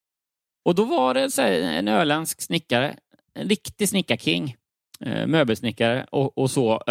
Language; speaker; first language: Swedish; native; Swedish